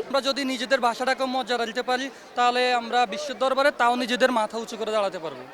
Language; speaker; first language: Bangla; native; Bangla